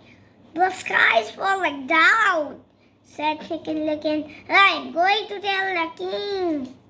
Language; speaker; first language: English; non-native, learner; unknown